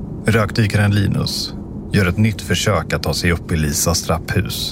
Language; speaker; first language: Swedish; native; Swedish